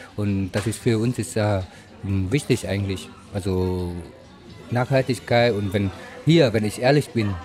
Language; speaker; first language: German; non-native, learner; Vietnamese